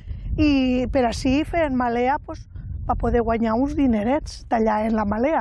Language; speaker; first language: Catalan; native; Catalan